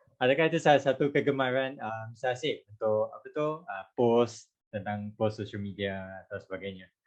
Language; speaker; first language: Malay; native; Malay